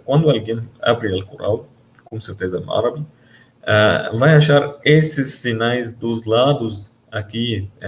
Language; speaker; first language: Portuguese; non-native, learner; Arabic